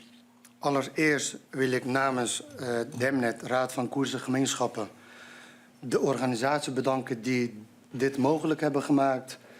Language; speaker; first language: Dutch; non-native, fluent; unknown